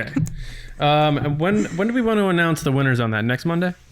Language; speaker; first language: English; native; English